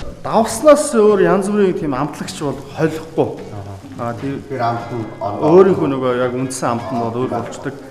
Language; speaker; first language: Mongolian; non-native, local second language; Kazakh